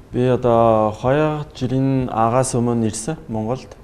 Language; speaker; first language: Mongolian; non-native, learner; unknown